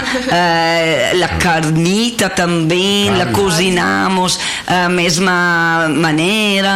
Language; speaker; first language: Portuguese; non-native, learner; Italian